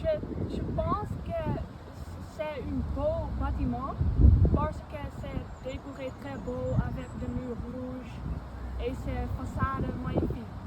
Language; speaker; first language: French; non-native, learner; Dutch